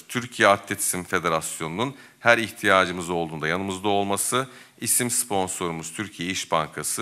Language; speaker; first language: Turkish; native; Turkish